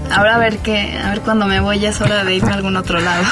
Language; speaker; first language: Spanish; non-native, fluent; French